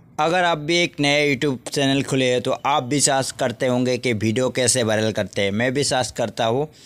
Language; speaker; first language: Hindi; non-native, local second language; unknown